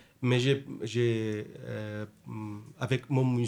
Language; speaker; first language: French; non-native, learner; Spanish